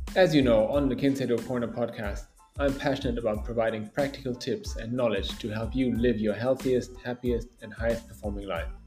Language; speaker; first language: English; non-native, fluent; German